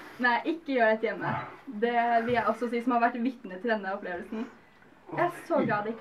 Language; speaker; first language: Norwegian; native; Norwegian